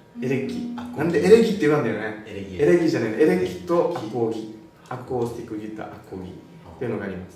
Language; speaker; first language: Japanese; native; Japanese